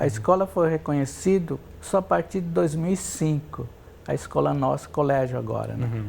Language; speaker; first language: Portuguese; non-native, local second language; Guarani